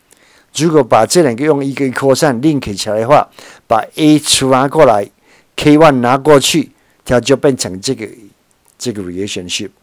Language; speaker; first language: Chinese; native; Chinese